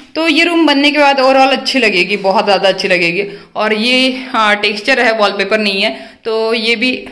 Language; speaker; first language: Hindi; non-native, local second language; Marathi